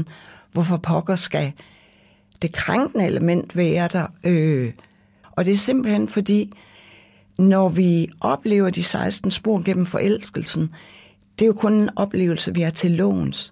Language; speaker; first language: Danish; native; Danish